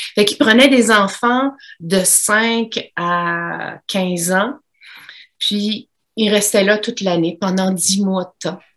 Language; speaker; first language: French; native; French